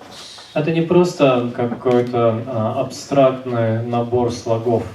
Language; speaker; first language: Russian; native; Russian